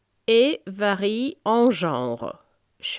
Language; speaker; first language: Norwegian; non-native, fluent; French